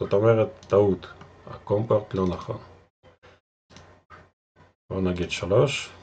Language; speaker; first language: Hebrew; non-native, fluent; Russian